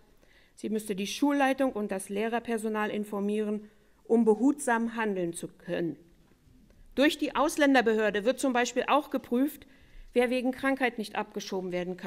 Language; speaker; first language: German; native; German